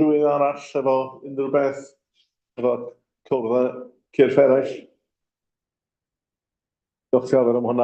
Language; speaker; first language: Welsh; native; Welsh